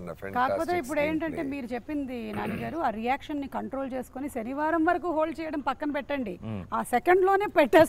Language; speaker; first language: Telugu; native; Telugu